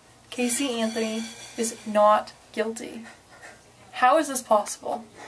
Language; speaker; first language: English; native; English